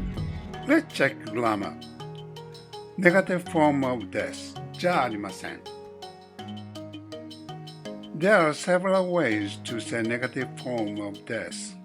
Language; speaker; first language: English; non-native, fluent; Japanese